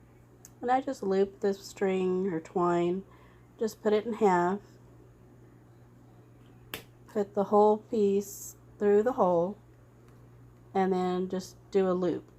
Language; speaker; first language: English; native; English